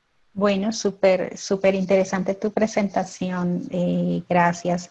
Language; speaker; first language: Spanish; native; Spanish